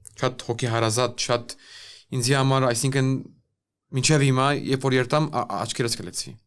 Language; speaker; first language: Armenian; early bilingual, heritage; Armenian